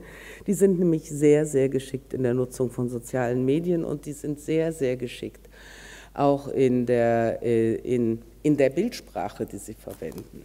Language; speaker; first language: German; native; German